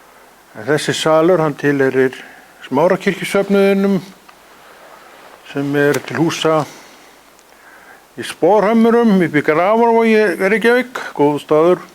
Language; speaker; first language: Icelandic; native; Icelandic